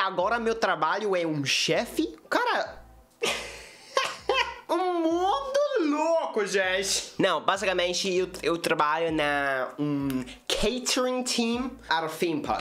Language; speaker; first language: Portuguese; non-native, learner; English